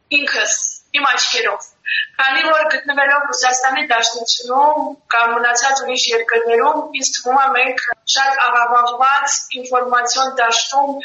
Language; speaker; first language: Armenian; early bilingual, heritage; Armenian